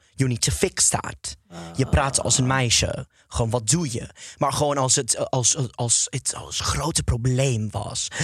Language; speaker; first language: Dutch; non-native, fluent; English